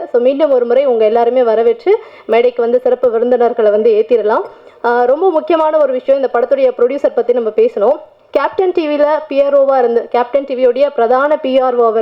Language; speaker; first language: Tamil; native; Tamil